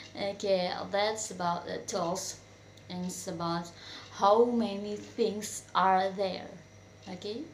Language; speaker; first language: English; non-native, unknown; Indonesian